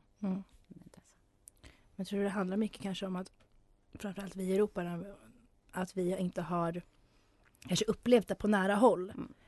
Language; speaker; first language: Swedish; native; Swedish